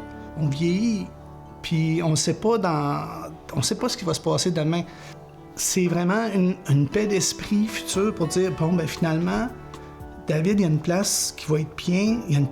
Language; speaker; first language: French; native; French